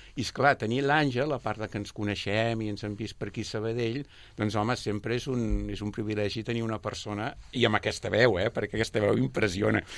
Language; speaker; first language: Catalan; native; Catalan